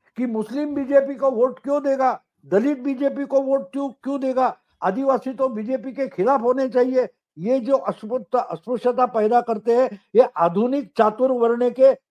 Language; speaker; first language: Hindi; non-native, local second language; Marathi